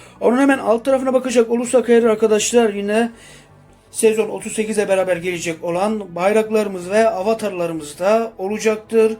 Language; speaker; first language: Turkish; native; Turkish